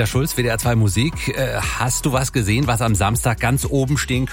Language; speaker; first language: German; native; German